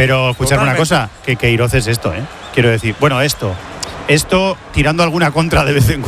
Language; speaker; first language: Spanish; native; Spanish